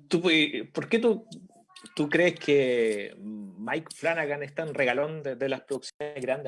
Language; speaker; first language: Spanish; native; Spanish